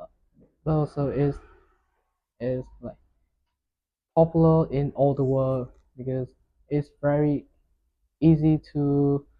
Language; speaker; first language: English; non-native, learner; Vietnamese